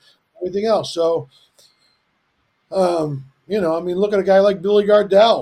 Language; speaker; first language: English; native; English